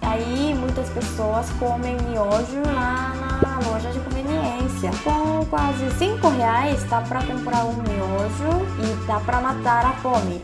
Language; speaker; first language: Portuguese; non-native, fluent; Korean